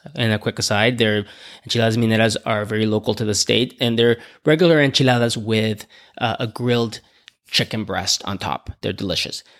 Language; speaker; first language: English; native; English